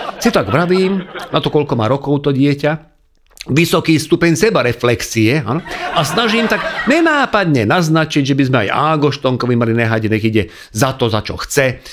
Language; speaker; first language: Slovak; non-native, local second language; Hungarian